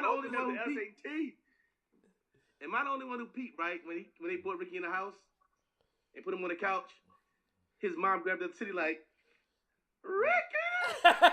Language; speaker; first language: English; native; English